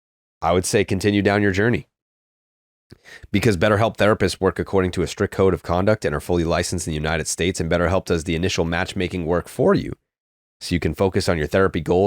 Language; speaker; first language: English; native; English